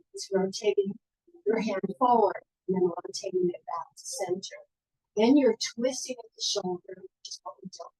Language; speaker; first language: English; native; English